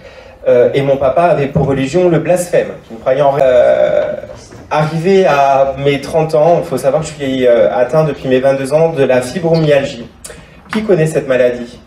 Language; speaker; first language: French; native; French